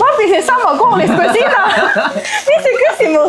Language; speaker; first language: Estonian; non-native, learner; Chinese